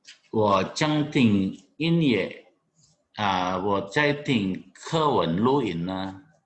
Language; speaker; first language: Chinese; non-native, fluent; Indonesian